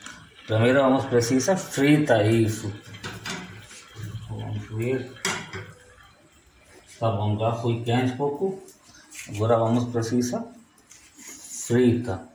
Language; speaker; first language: Portuguese; non-native, learner; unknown